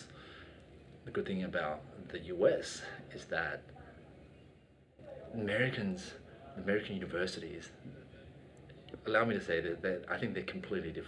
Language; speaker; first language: English; native; English